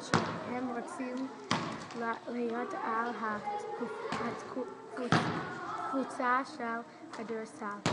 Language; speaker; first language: Hebrew; non-native, learner; English